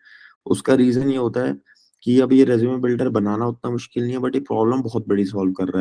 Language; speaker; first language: Hindi; native; Hindi